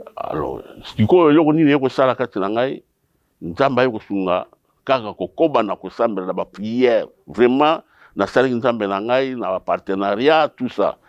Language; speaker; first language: Lingala; non-native, local second language; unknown